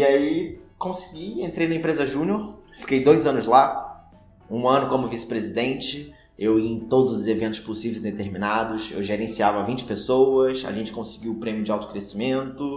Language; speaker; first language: Portuguese; native; Portuguese